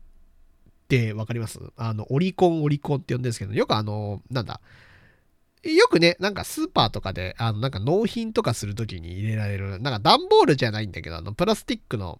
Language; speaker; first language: Japanese; native; Japanese